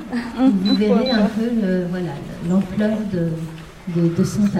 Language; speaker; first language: French; native; French